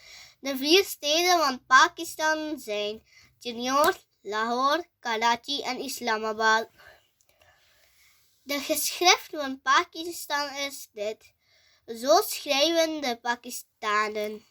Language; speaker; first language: Dutch; early bilingual, other home language; Urdu